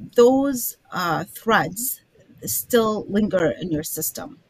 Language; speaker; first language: English; early bilingual, other home language; Arabic